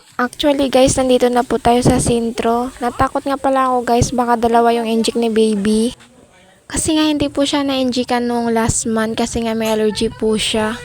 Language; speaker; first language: Filipino; non-native, local second language; Cebuano